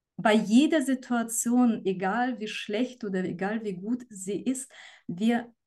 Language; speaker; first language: German; non-native, fluent; Ukrainian